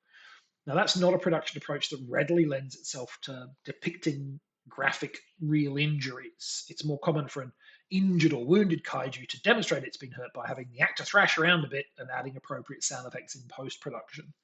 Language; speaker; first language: English; native; English